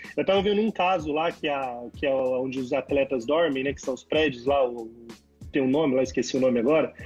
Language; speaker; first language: Portuguese; native; Portuguese